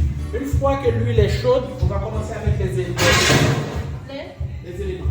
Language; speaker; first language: French; non-native, local second language; Haitian Creole